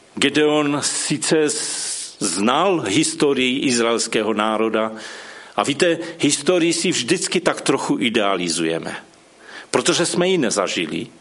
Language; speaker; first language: Czech; non-native, local second language; Polish